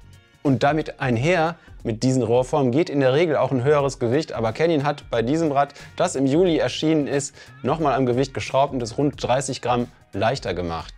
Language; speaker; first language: German; native; German